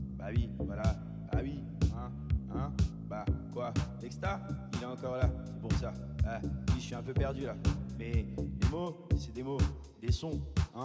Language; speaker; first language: French; native; French